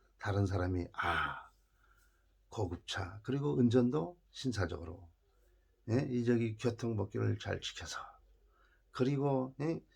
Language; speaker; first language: Korean; native; Korean